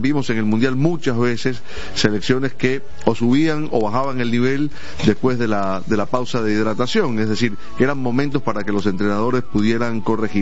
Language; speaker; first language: Spanish; native; Spanish